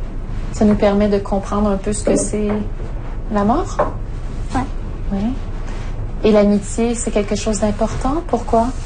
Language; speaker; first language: French; native; French